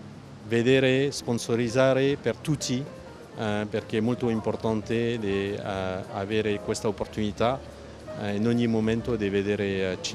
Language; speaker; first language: Italian; non-native, fluent; French